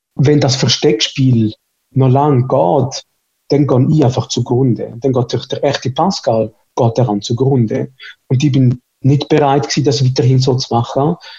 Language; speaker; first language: German; early bilingual, other home language; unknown